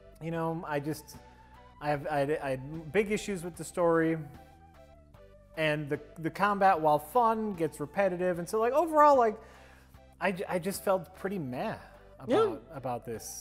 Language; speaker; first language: English; native; English